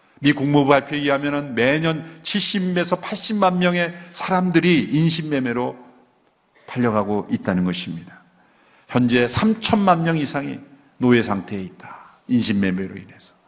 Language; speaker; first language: Korean; native; Korean